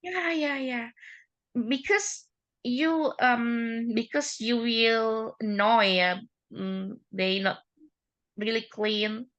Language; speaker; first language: English; non-native, learner; Indonesian